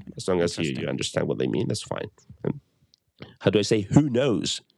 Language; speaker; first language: English; non-native, fluent; Spanish